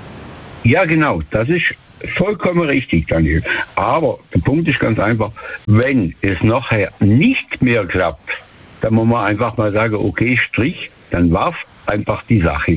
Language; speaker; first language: German; native; German